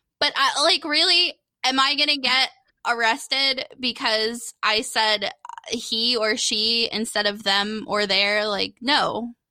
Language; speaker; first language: English; native; English